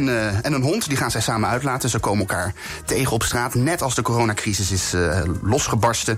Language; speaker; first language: Dutch; native; Dutch